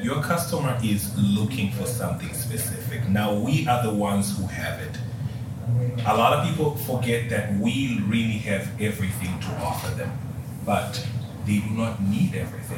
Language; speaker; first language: English; non-native, local second language; Swahili